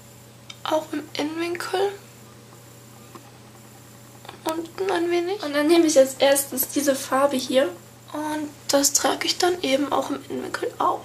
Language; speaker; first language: German; native; German